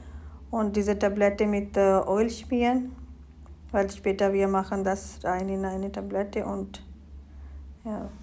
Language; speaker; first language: German; non-native, learner; Hindi